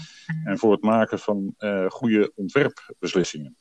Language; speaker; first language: Dutch; native; Dutch